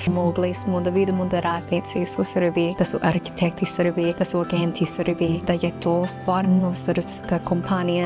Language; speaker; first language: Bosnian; non-native, fluent; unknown